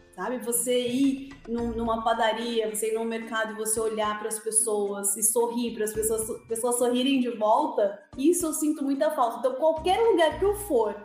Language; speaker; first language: Portuguese; native; Portuguese